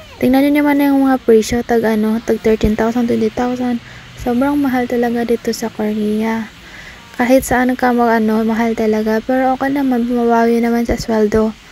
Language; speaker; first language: Filipino; non-native, local second language; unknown